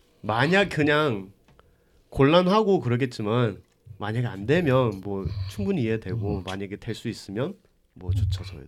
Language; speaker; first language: Korean; early bilingual, other home language; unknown